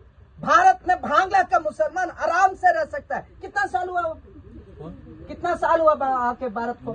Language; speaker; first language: Hindi; non-native, local second language; Kannada